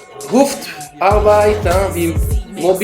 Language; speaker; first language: German; non-native, learner; French